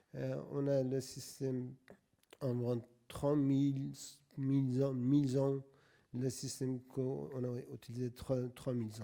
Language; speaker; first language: French; non-native, learner; Persian